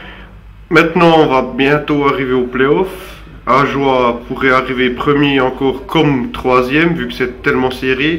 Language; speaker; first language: French; native; French